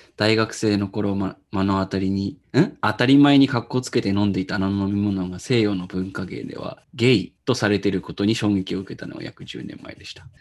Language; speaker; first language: Japanese; native; Japanese